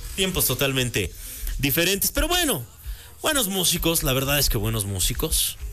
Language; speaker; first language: Spanish; early bilingual, other home language; Italian